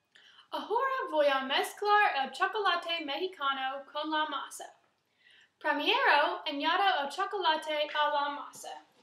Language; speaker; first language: Spanish; non-native, learner; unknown